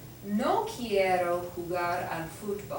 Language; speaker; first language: Spanish; non-native, fluent; English